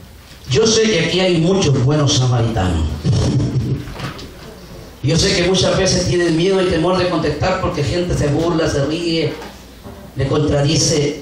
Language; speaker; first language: Spanish; native; Spanish